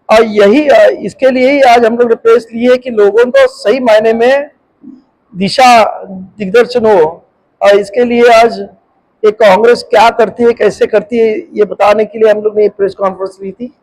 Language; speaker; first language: Hindi; non-native, local second language; Marathi